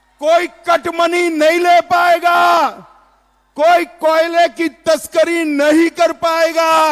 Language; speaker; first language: Hindi; non-native, local second language; Gujarati